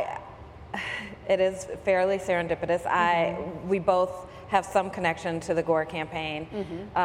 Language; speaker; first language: English; native; English